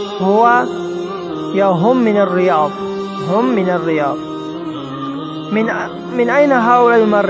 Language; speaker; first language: Arabic; non-native, fluent; Persian